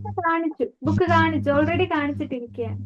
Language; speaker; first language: Malayalam; native; Malayalam